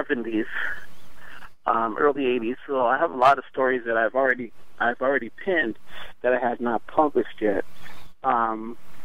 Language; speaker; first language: English; native; English